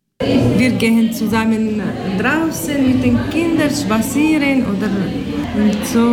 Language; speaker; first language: German; non-native, learner; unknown